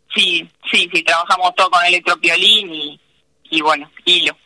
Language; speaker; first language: Spanish; native; Spanish